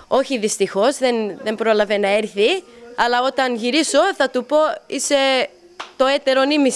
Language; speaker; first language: Greek; early bilingual, heritage; English